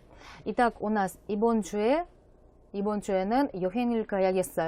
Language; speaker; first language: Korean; non-native, fluent; Russian